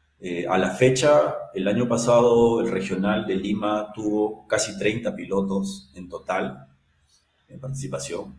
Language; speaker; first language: Spanish; native; Spanish